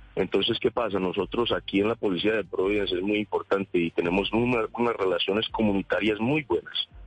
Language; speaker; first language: Spanish; native; Spanish